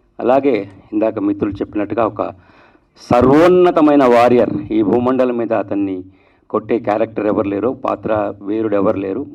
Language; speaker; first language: Telugu; native; Telugu